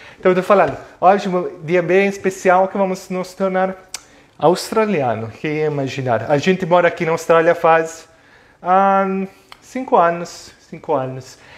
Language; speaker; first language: Portuguese; non-native, fluent; Italian